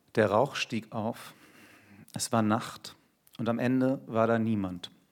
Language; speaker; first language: German; early bilingual, other home language; Turkish